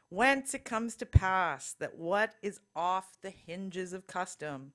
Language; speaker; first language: English; native; English